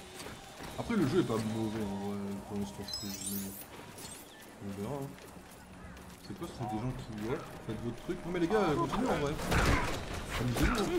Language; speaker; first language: French; native; French